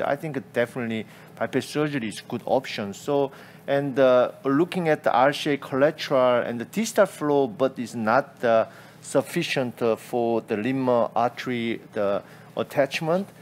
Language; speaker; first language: English; non-native, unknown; Korean